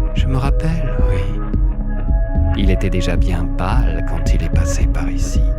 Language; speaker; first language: French; native; French